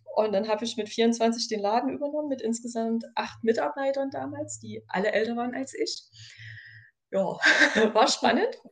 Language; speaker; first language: German; native; German